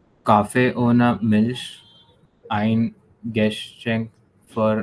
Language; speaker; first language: German; non-native, learner; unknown